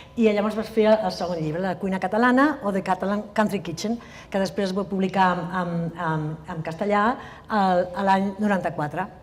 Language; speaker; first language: Catalan; native; Catalan